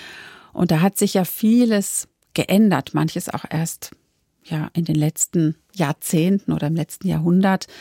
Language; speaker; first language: German; native; German